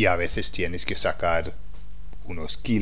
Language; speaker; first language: Spanish; non-native, fluent; English